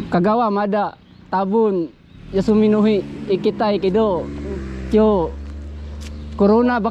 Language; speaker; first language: Japanese; non-native, learner; Filipino